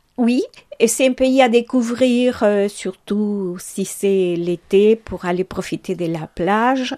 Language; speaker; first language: French; non-native, fluent; Spanish